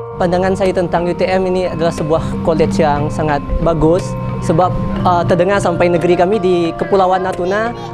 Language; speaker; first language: Malay; native; Malay